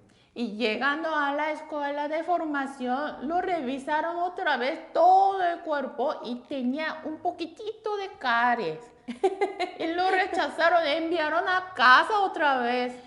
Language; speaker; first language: Spanish; non-native, fluent; Korean